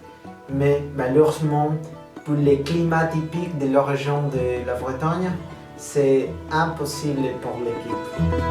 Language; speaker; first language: French; non-native, learner; Spanish